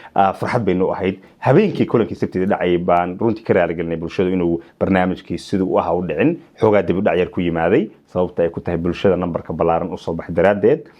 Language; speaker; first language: Somali; early bilingual, heritage; Somali